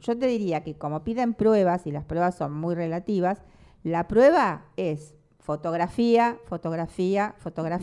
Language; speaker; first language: Spanish; native; Spanish